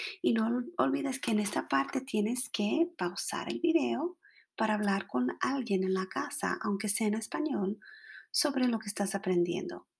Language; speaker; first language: Spanish; non-native, fluent; English